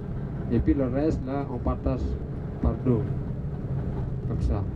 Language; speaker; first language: French; non-native, learner; Balinese